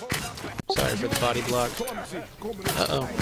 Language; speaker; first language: English; native; English